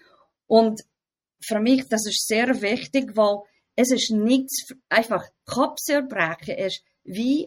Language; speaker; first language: German; non-native, fluent; English